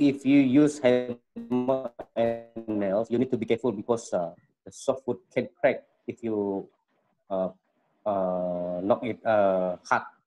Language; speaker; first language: English; non-native, local second language; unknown